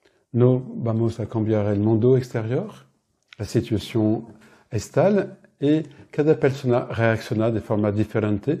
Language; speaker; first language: Spanish; non-native, fluent; French